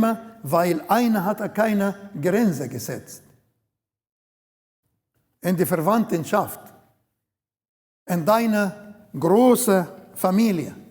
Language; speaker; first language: German; non-native, learner; Arabic